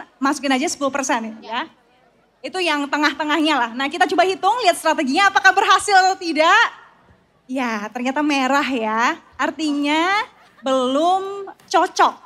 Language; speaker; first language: Indonesian; native; Indonesian